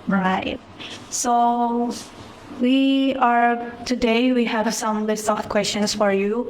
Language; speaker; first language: English; non-native, fluent; Indonesian